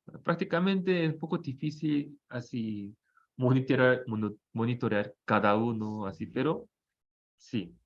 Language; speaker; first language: Spanish; non-native, fluent; Korean